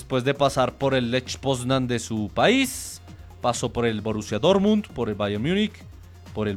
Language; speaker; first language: Spanish; native; Spanish